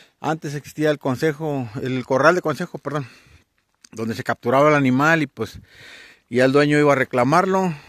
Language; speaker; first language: Spanish; native; Spanish